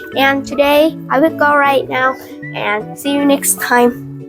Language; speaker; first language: English; non-native, learner; Thai